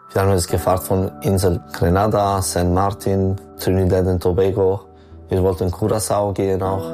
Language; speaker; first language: German; non-native, local second language; French